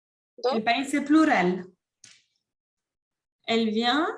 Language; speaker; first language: Spanish; non-native, fluent; French